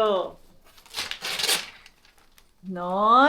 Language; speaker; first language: Finnish; non-native, learner; Filipino